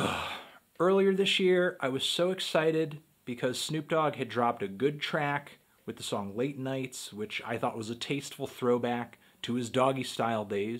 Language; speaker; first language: English; native; English